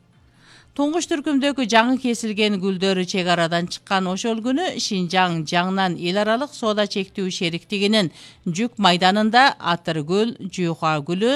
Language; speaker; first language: Kyrgyz; native; Kyrgyz